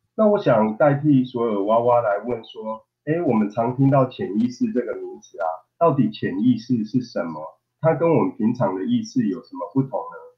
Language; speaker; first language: Chinese; native; Chinese